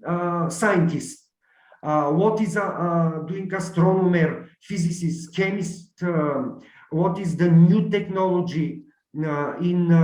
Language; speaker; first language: English; non-native, learner; Bulgarian